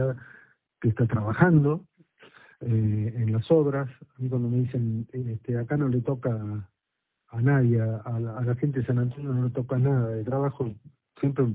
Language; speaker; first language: Spanish; native; Spanish